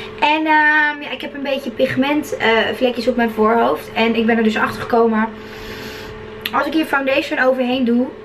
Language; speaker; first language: Dutch; native; Dutch